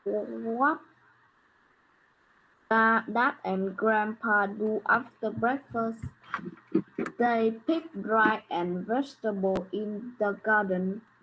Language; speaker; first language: English; non-native, learner; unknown